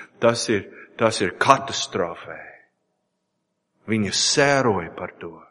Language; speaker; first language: Latvian; non-native, learner; English